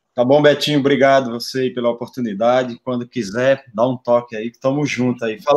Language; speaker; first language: Portuguese; native; Portuguese